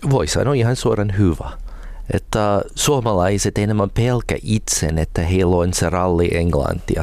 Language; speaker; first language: Finnish; non-native, learner; English